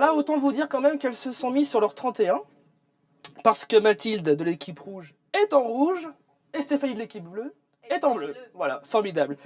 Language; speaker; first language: French; native; French